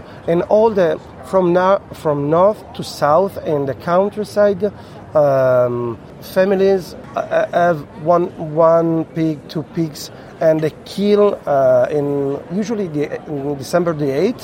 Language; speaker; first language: English; non-native, fluent; Italian